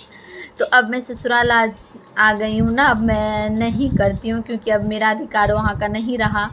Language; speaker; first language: Hindi; non-native, local second language; Bhojpuri